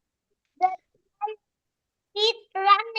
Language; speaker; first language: English; non-native, learner; Vietnamese